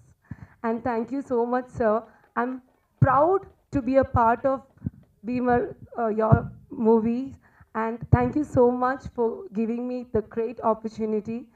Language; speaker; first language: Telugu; non-native, learner; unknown